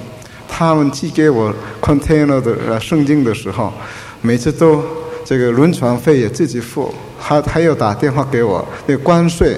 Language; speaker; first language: Chinese; non-native, fluent; Korean